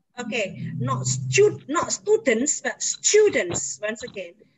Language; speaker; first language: English; non-native, fluent; Indonesian